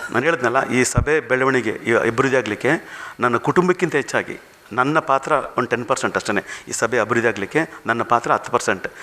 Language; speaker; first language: Kannada; non-native, local second language; Tamil